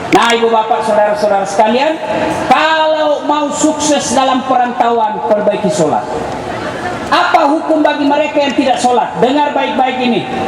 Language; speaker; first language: Indonesian; non-native, local second language; Buginese